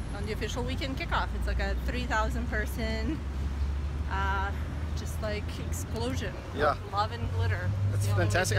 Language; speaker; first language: English; non-native, fluent; Serbian